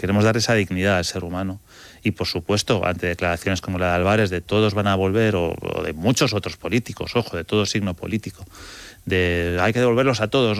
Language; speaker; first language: Spanish; native; Spanish